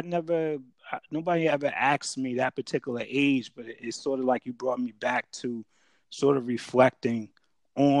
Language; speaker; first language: English; native; English